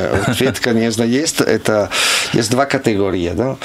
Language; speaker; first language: Russian; non-native, learner; Italian